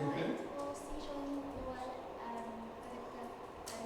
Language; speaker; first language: French; non-native, learner; English